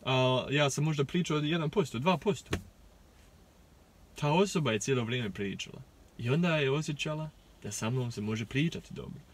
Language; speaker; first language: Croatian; early bilingual, heritage; Croatian